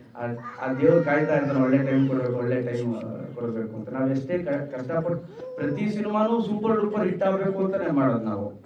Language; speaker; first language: Kannada; native; Kannada